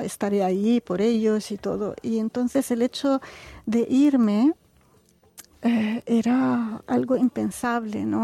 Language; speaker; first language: Spanish; non-native, fluent; Arabic